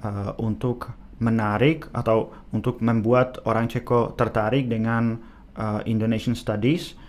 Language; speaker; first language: Indonesian; non-native, fluent; Czech